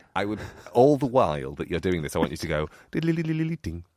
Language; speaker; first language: English; native; English